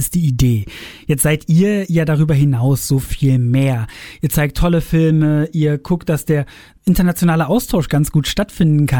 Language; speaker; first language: German; native; German